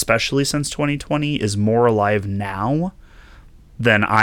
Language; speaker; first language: English; native; English